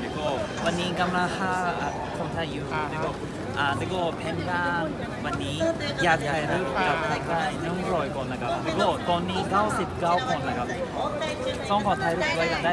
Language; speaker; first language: Thai; non-native, fluent; Japanese